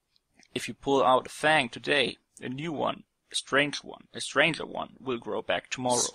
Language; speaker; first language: English; non-native, fluent; German